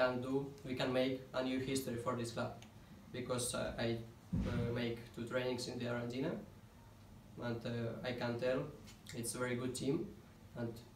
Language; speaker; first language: English; non-native, learner; Russian